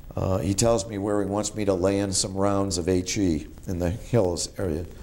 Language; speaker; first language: English; native; English